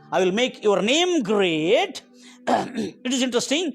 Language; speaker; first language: English; non-native, local second language; Kannada